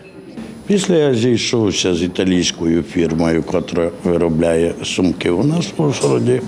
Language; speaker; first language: Ukrainian; non-native, local second language; Hungarian